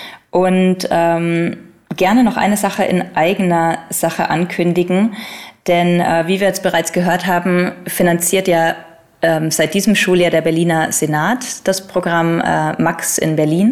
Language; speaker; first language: German; native; German